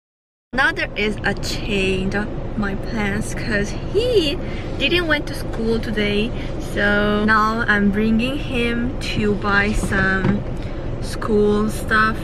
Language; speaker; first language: English; non-native, fluent; Chinese